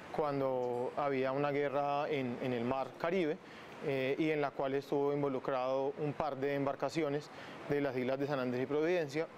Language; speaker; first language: Spanish; non-native, local second language; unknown